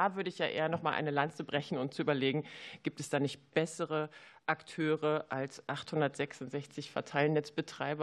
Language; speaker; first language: German; native; German